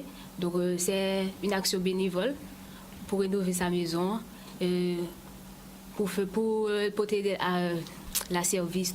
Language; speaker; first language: French; native; French